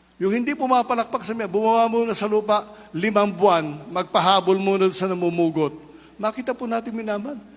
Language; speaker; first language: Filipino; non-native, local second language; Iloko